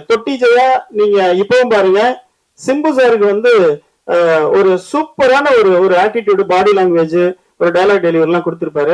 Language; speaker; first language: Tamil; native; Tamil